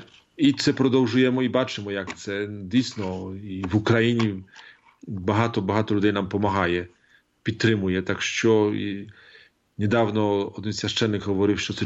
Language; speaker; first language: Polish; non-native, learner; Ukrainian